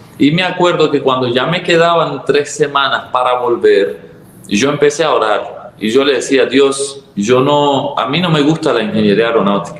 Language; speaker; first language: Spanish; early bilingual, other home language; Arabic